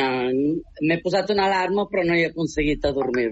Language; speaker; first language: Catalan; native; Catalan